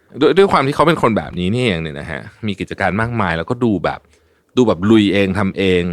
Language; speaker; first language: Thai; native; Thai